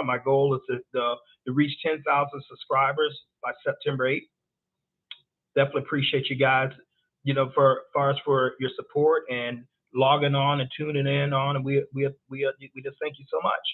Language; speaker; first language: English; native; English